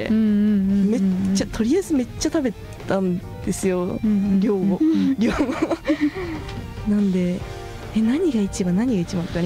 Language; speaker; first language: Japanese; native; Japanese